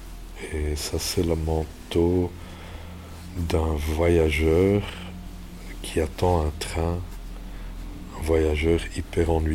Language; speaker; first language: French; non-native, local second language; Dutch